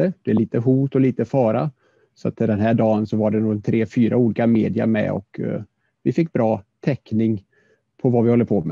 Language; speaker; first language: Swedish; native; Swedish